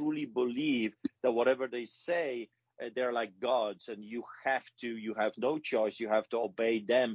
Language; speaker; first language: English; non-native, fluent; Polish